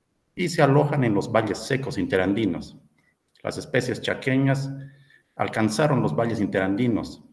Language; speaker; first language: Spanish; native; Spanish